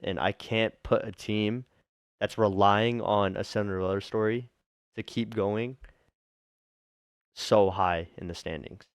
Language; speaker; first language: English; native; English